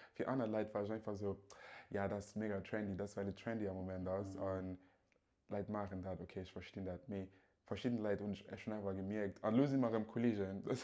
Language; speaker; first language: Luxembourgish; early bilingual, other home language; Yoruba